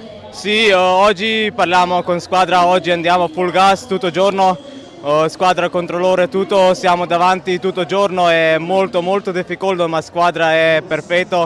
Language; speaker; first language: Italian; non-native, learner; Slovenian